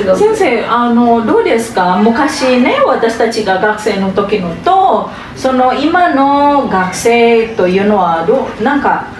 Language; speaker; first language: Japanese; non-native, fluent; Indonesian